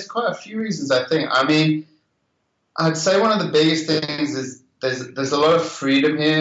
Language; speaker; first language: English; native; English